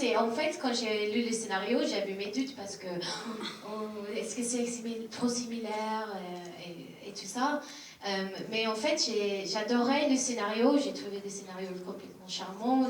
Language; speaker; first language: French; non-native, learner; English